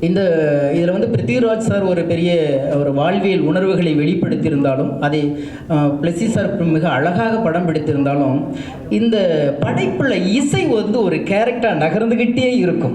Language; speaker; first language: Tamil; native; Tamil